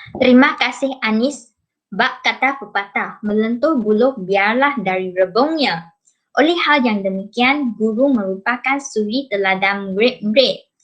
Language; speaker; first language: Malay; non-native, local second language; Chinese